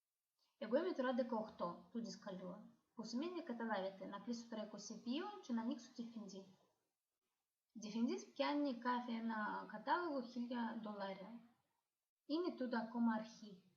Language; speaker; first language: Greek; non-native, fluent; Russian